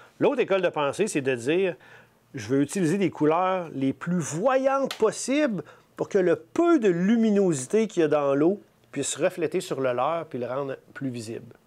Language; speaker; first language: French; native; French